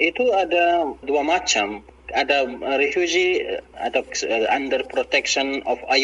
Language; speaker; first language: Indonesian; non-native, learner; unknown